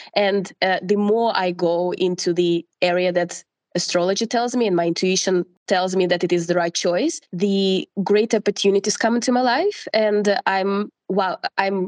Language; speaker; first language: English; non-native, fluent; Russian